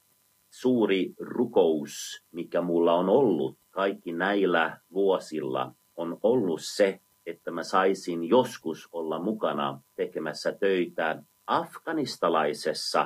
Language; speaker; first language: Finnish; non-native, fluent; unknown